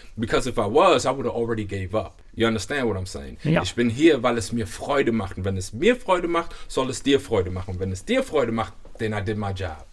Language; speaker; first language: German; native; German